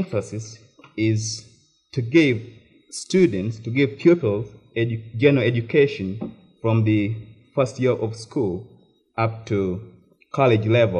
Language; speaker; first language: English; non-native, local second language; Ganda